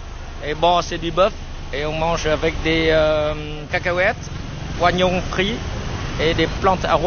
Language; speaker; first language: French; non-native, fluent; Vietnamese